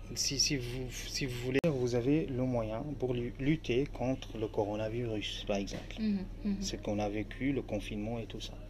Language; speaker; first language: French; non-native, fluent; Arabic